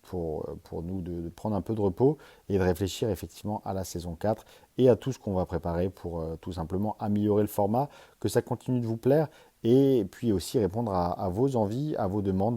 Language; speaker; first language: French; native; French